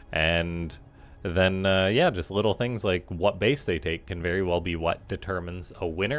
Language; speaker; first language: English; native; English